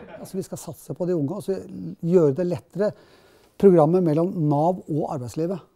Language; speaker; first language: Norwegian; native; Norwegian